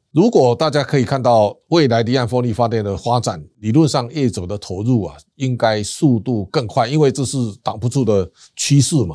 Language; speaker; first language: Chinese; native; Chinese